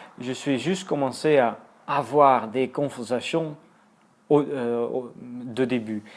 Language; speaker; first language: French; non-native, fluent; Dutch